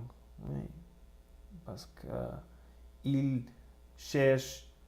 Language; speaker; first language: French; non-native, learner; Spanish